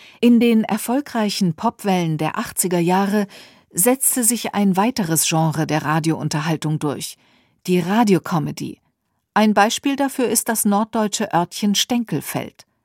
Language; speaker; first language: German; native; German